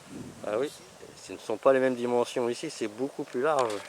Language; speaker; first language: French; native; French